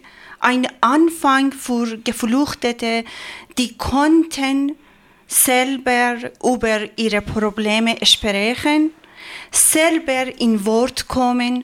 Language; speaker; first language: German; non-native, learner; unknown